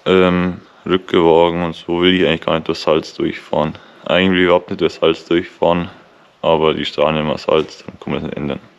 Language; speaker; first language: German; native; German